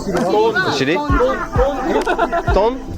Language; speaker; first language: Japanese; non-native, fluent; French